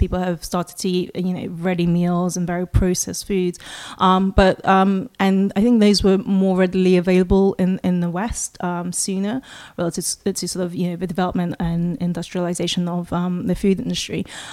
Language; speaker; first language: English; non-native, local second language; Russian